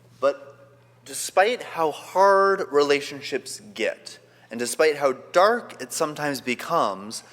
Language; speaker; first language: English; native; English